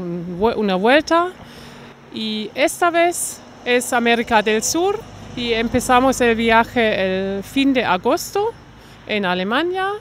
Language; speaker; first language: Spanish; non-native, learner; German